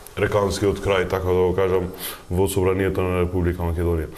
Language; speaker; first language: Macedonian; non-native, local second language; Albanian